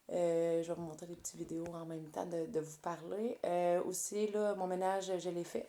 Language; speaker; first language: French; native; French